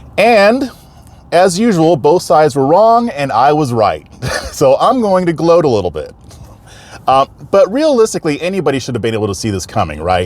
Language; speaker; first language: English; native; English